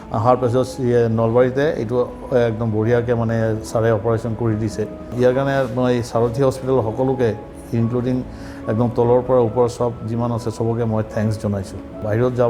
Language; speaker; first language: Assamese; non-native, local second language; Bangla